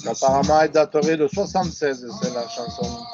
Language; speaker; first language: French; native; French